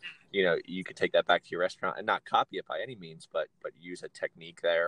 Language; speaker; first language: English; native; English